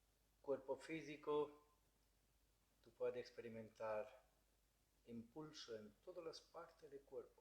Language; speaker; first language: Spanish; non-native, learner; Bangla